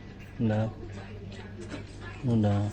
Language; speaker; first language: Russian; non-native, learner; Cebuano